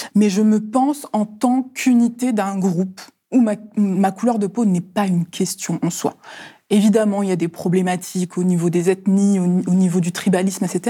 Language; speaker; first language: French; early bilingual, other home language; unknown